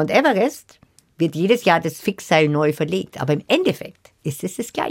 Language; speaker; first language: German; native; German